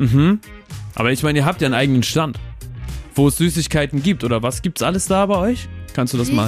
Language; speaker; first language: German; native; German